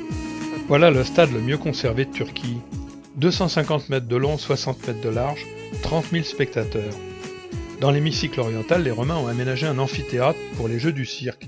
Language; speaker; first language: French; native; French